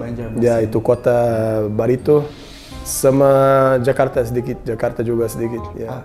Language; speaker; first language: Indonesian; non-native, learner; Portuguese